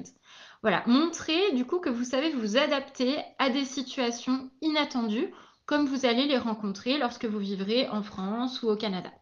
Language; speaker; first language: French; native; French